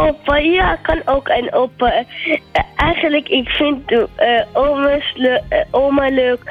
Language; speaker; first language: Dutch; non-native, learner; Arabic